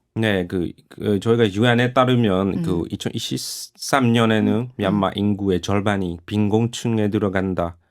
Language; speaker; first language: Korean; non-native, fluent; Burmese